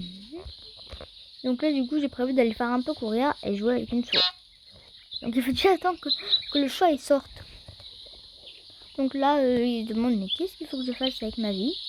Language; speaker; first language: French; native; French